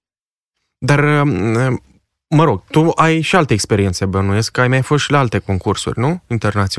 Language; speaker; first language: Romanian; native; Romanian